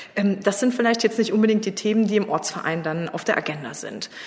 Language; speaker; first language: German; native; German